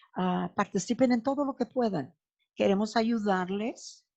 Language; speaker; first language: Spanish; native; Spanish